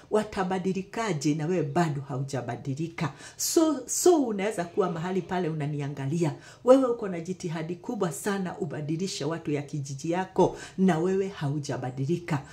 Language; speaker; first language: Swahili; non-native, local second language; Kikuyu